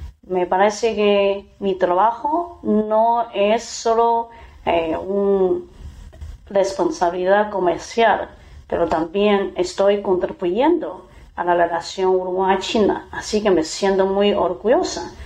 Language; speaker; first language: Spanish; non-native, fluent; Chinese